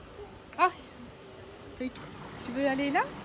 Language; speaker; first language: French; native; French